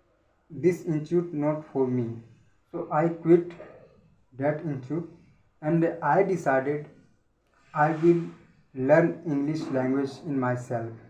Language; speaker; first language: English; non-native, learner; Hindi